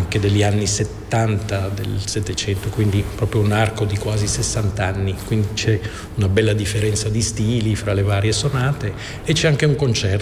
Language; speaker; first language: Italian; non-native, fluent; Dutch